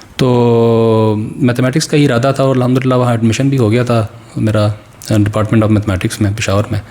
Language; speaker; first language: Urdu; non-native, local second language; Pashto